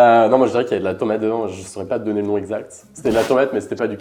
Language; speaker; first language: French; native; French